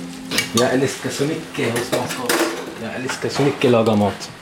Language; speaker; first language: Swedish; non-native, learner; Arabic